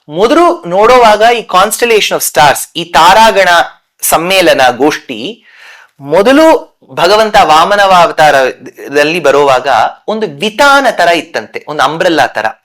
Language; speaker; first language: Kannada; non-native, local second language; Tamil